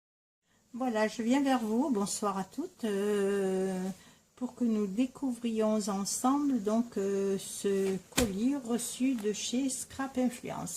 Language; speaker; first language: French; native; French